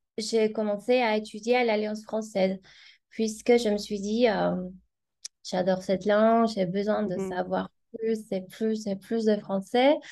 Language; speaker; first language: French; non-native, fluent; Spanish